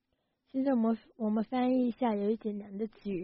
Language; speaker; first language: Chinese; early bilingual, heritage; Chinese